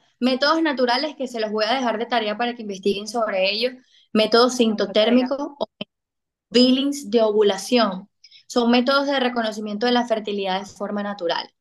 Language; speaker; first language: Spanish; native; Spanish